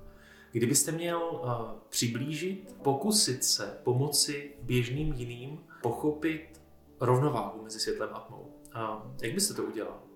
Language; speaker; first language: Czech; native; Czech